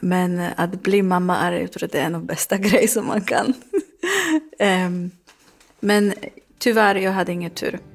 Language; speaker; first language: Swedish; non-native, learner; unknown